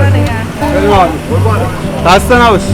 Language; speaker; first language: Persian; native; Persian